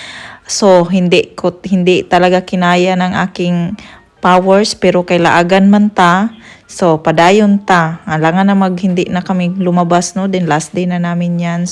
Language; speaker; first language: Filipino; non-native, local second language; Cebuano